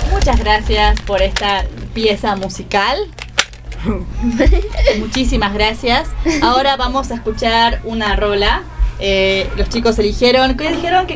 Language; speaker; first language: Spanish; native; Spanish